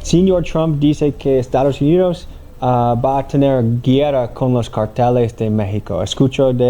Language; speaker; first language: Spanish; non-native, learner; English